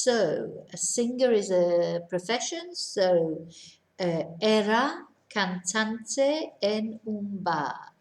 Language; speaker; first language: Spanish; non-native, fluent; English